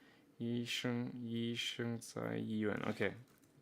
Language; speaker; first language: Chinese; non-native, learner; English